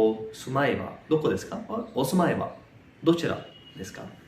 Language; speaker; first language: Japanese; non-native, fluent; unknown